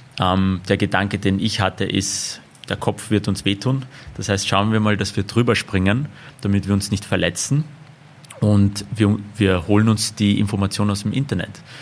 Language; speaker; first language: German; early bilingual, other home language; Armenian